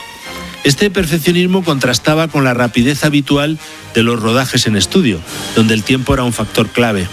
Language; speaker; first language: Spanish; native; Spanish